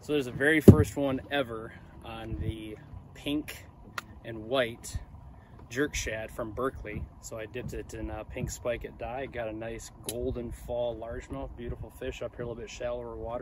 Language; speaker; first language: English; native; English